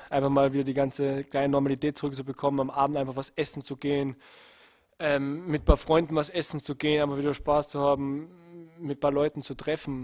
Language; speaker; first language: German; native; German